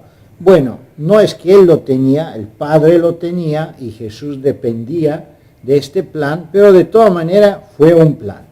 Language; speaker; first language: Spanish; non-native, fluent; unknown